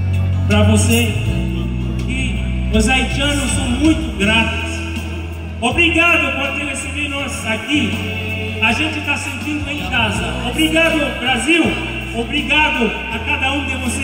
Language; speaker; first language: Portuguese; non-native, fluent; Haitian Creole